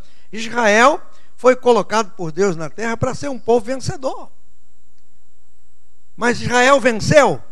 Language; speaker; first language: Portuguese; native; Portuguese